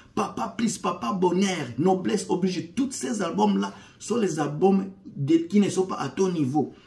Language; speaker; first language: French; non-native, local second language; Lingala